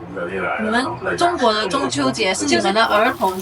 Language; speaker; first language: Chinese; early bilingual, heritage; Chinese